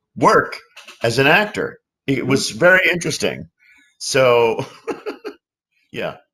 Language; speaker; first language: English; native; English